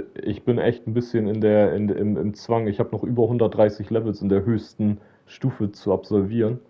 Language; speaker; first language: German; native; German